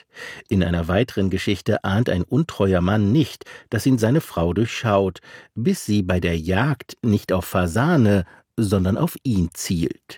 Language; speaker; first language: German; native; German